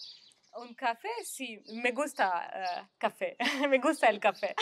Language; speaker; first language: Spanish; non-native, learner; French